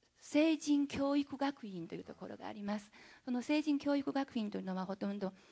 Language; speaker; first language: Japanese; non-native, fluent; Chinese